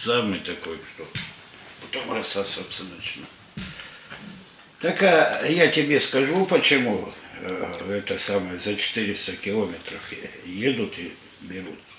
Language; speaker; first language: Russian; native; Russian